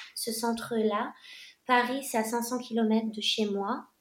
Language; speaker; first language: French; non-native, local second language; Arabic